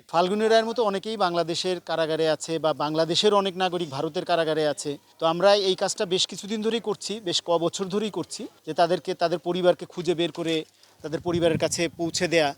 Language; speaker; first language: Bangla; native; Bangla